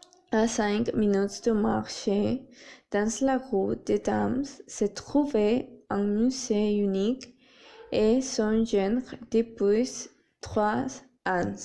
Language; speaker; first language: French; non-native, learner; Spanish